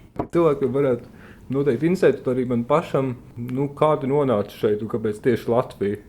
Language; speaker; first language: Latvian; native; Latvian